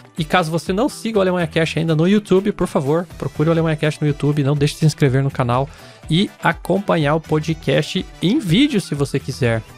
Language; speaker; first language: Portuguese; native; Portuguese